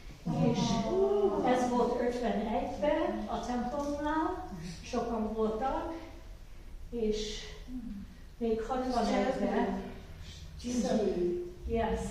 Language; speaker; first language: Hungarian; early bilingual, heritage; Hungarian